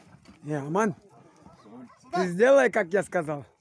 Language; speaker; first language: Russian; non-native, local second language; Kyrgyz